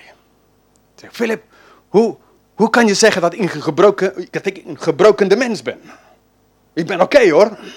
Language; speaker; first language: Dutch; non-native, fluent; English